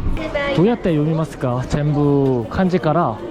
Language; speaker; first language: Japanese; non-native, learner; Korean